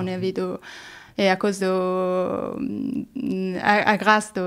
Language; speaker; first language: French; non-native, learner; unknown